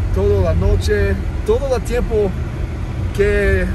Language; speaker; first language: Spanish; non-native, learner; English